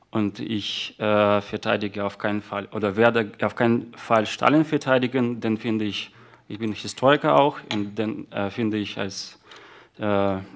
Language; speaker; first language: German; non-native, fluent; Russian